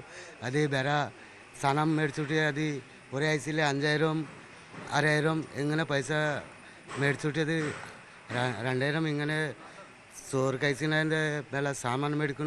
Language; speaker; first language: Malayalam; non-native, learner; Bangla